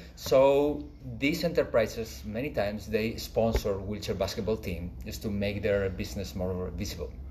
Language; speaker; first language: English; non-native, fluent; Spanish